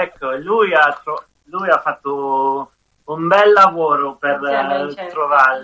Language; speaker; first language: Italian; non-native, learner; English